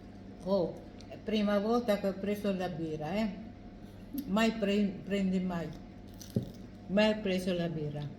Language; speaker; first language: Italian; non-native, learner; Filipino